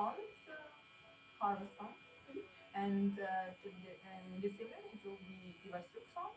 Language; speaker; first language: English; non-native, learner; Ukrainian